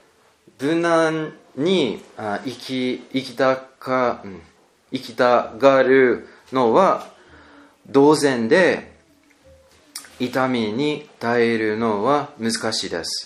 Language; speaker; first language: Japanese; non-native, learner; English